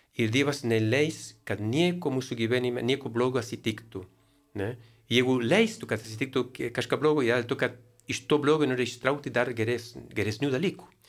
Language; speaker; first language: Lithuanian; non-native, fluent; Spanish